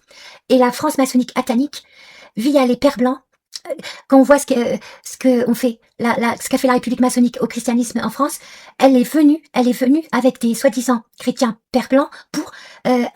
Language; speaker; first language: French; non-native, local second language; Arabic